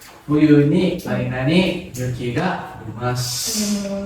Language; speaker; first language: Japanese; non-native, learner; Indonesian